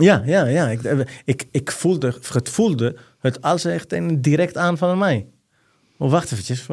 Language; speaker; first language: Dutch; non-native, fluent; Greek